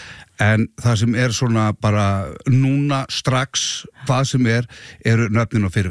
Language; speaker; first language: Icelandic; native; Icelandic